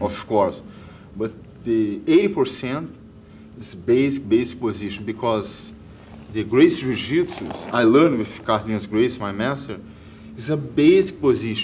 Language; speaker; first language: English; non-native, learner; Portuguese